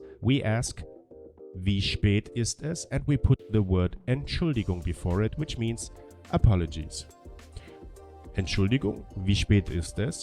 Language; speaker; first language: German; non-native, fluent; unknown